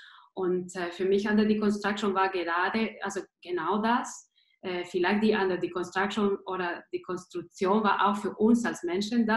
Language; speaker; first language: German; non-native, fluent; Spanish